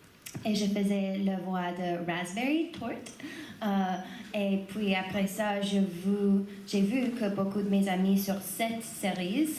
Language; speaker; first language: French; non-native, learner; English